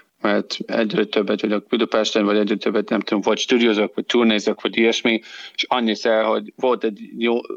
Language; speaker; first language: Hungarian; non-native, learner; English